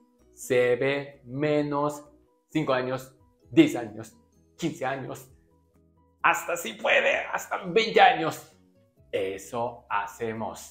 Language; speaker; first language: Spanish; non-native, learner; Japanese